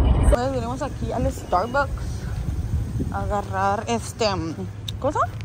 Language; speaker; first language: Spanish; early bilingual, heritage; Spanish